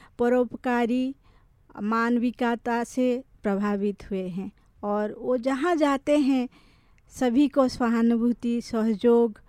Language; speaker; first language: Hindi; non-native, local second language; Odia